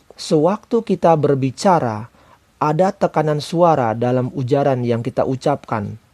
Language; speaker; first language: Indonesian; native; Indonesian